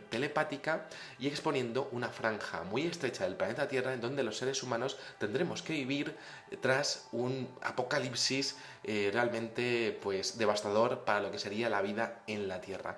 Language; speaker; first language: Spanish; native; Spanish